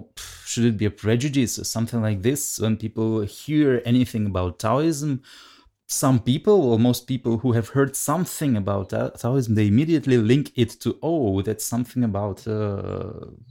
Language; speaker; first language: English; non-native, fluent; Russian